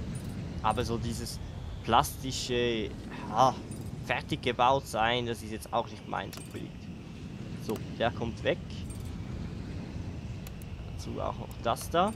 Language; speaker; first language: German; native; German